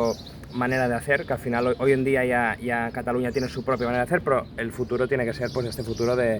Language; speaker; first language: Spanish; non-native, local second language; Catalan